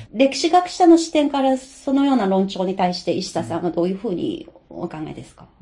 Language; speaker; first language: Japanese; non-native, fluent; Chinese